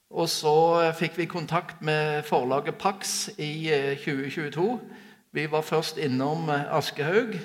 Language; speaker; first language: Norwegian; native; Norwegian